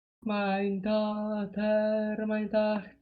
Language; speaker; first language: German; non-native, learner; Indonesian